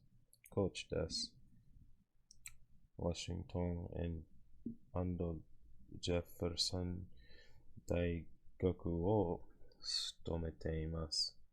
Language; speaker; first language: Japanese; non-native, learner; English